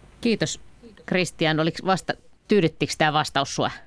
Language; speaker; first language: Finnish; native; Finnish